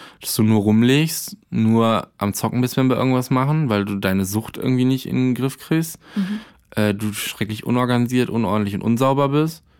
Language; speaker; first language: German; native; German